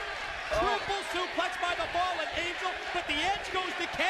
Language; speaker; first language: English; native; English